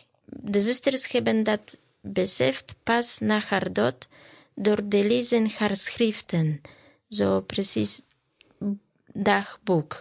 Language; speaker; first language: Dutch; non-native, learner; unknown